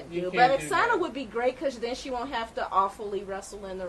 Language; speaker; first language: English; native; English